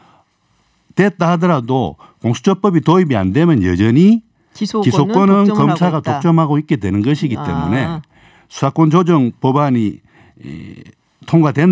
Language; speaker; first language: Korean; native; Korean